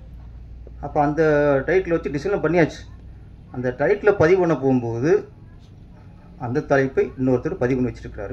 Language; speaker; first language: Tamil; native; Tamil